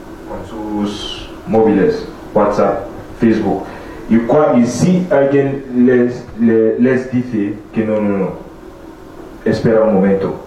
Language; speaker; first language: Spanish; non-native, fluent; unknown